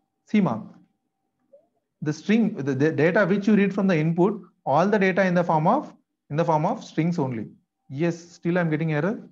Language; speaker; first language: English; non-native, local second language; Telugu